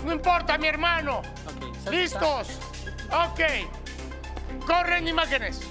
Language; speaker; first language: Spanish; native; Spanish